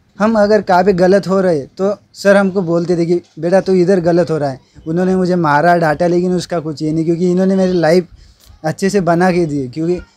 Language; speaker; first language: Hindi; non-native, local second language; Marathi